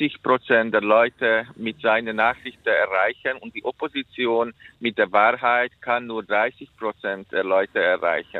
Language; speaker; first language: German; non-native, fluent; Hungarian